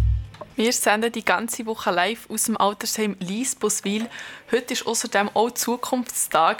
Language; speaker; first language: German; native; German